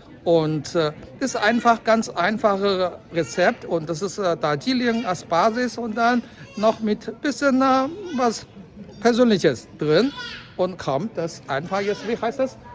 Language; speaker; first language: German; non-native, fluent; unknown